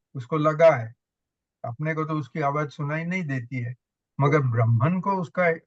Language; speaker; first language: Hindi; non-native, local second language; Gujarati